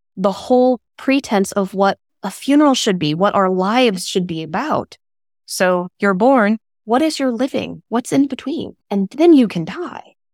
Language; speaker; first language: English; native; English